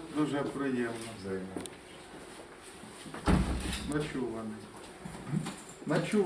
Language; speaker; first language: Ukrainian; non-native, local second language; Russian